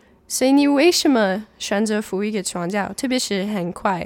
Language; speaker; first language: Chinese; non-native, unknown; English